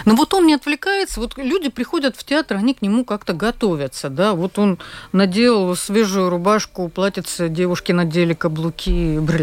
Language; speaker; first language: Russian; native; Russian